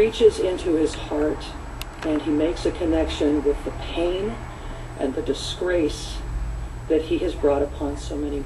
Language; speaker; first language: English; native; English